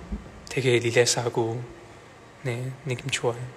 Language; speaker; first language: Korean; non-native, learner; Chinese